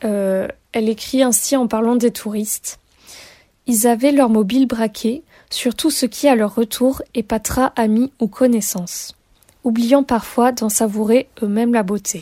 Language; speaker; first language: French; native; French